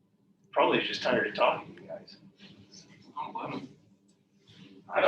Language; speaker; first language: English; native; English